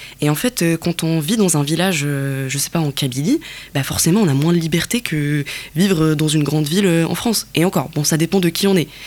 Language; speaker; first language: French; non-native, local second language; Kabyle